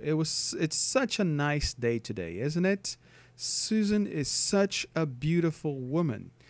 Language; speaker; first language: English; non-native, fluent; Portuguese